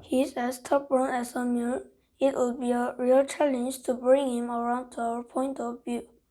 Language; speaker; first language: English; non-native, fluent; Korean